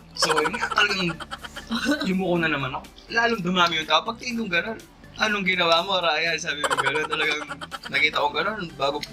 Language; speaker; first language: Filipino; native; Filipino